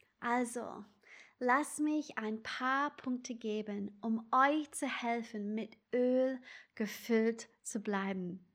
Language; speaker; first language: German; non-native, fluent; English